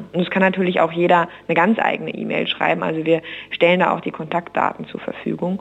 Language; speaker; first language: German; native; German